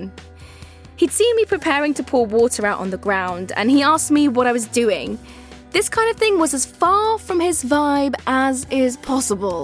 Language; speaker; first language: English; native; English